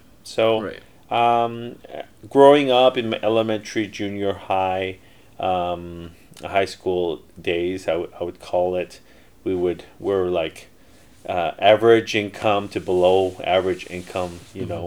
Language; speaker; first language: English; early bilingual, other home language; Korean